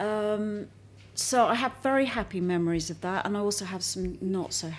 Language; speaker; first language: English; native; English